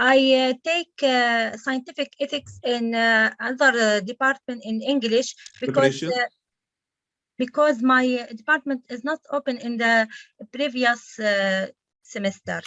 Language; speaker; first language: English; non-native, learner; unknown